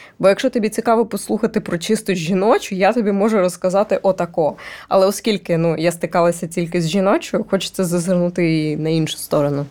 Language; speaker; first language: Ukrainian; native; Ukrainian